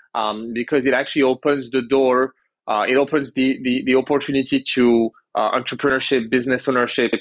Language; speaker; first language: English; early bilingual, other home language; French